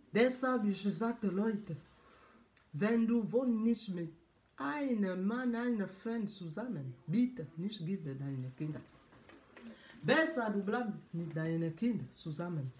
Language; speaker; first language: German; non-native, learner; French